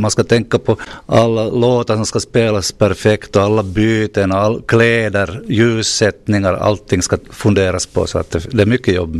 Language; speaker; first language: Swedish; native; Swedish